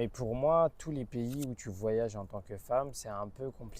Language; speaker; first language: French; native; French